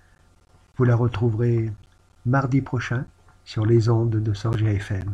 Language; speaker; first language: French; native; French